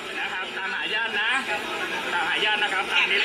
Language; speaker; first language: Thai; native; Thai